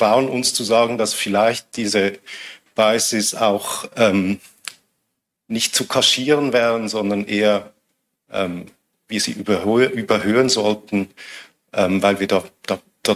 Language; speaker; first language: German; native; German